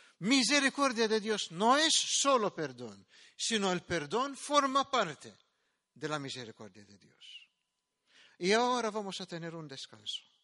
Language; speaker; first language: Spanish; non-native, fluent; Maltese